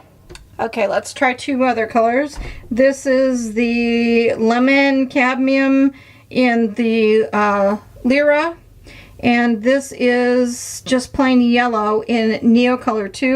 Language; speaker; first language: English; native; English